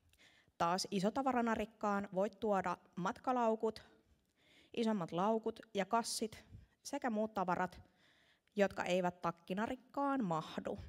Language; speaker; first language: Finnish; native; Finnish